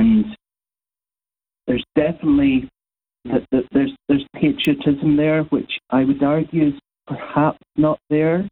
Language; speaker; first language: English; native; English